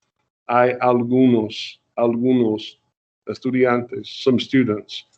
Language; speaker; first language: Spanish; non-native, fluent; English